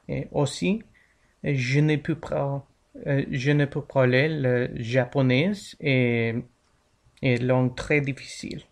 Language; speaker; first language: French; non-native, learner; English